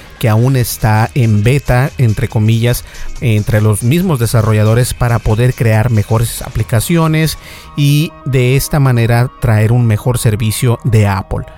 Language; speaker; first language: Spanish; native; Spanish